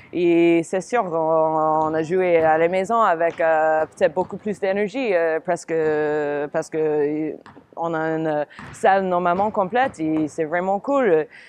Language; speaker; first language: French; non-native, fluent; English